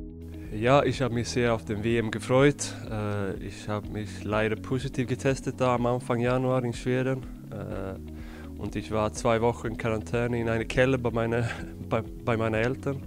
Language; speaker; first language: German; non-native, fluent; Swedish